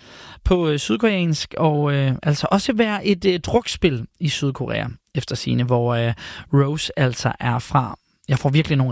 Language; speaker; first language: Danish; native; Danish